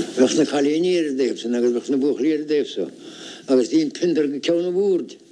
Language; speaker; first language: Irish; native; Irish